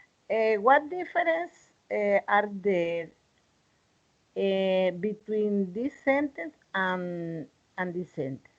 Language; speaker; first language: English; non-native, learner; Spanish